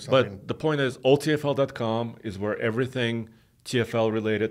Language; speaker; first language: English; native; English